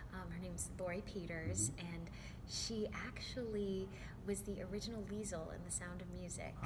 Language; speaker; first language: English; native; English